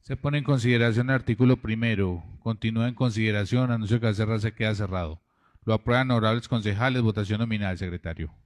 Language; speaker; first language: Spanish; native; Spanish